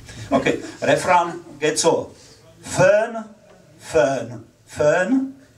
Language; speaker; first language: German; non-native, fluent; Czech